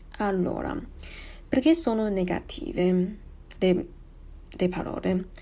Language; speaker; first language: Italian; non-native, fluent; Chinese